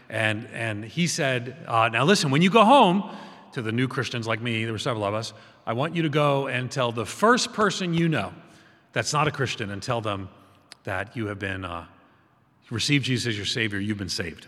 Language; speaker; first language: English; native; English